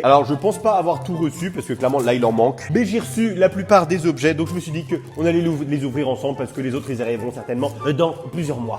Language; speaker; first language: French; native; French